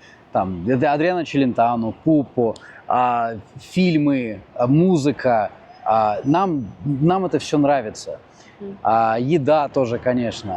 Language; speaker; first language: Russian; native; Russian